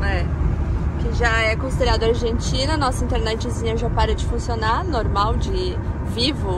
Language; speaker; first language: Portuguese; native; Portuguese